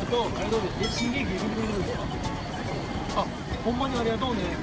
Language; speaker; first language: Japanese; native; Japanese